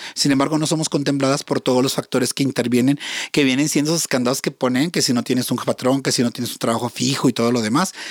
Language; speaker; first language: Spanish; native; Spanish